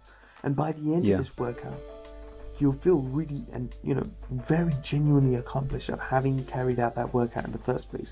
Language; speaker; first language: English; native; English